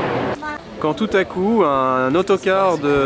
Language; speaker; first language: French; native; French